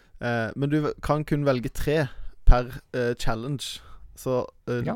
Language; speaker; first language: Norwegian; native; Norwegian